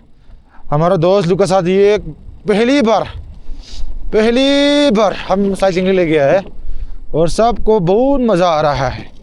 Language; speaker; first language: Hindi; non-native, local second language; Mizo